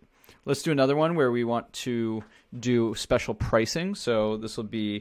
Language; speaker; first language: English; native; English